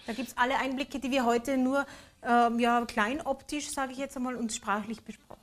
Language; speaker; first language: German; native; German